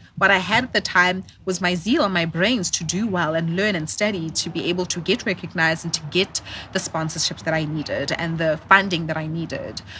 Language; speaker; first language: English; non-native, local second language; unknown